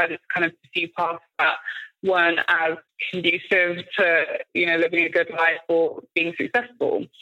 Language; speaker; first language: English; native; English